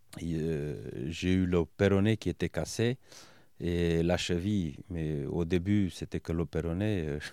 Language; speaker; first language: French; non-native, fluent; Romanian